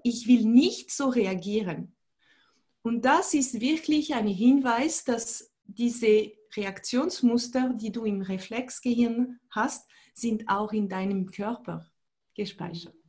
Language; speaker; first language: German; non-native, fluent; French